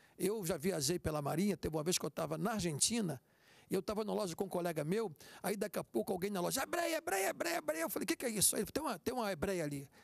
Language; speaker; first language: Portuguese; native; Portuguese